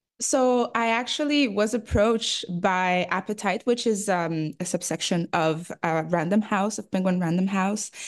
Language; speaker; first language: English; early bilingual, other home language; French